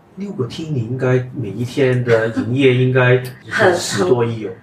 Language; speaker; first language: Chinese; non-native, local second language; Cantonese